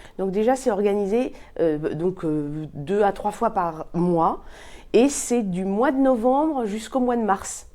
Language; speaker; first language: French; native; French